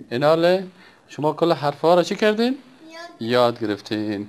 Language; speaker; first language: Persian; native; Persian